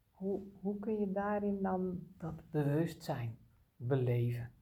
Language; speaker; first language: Dutch; native; Dutch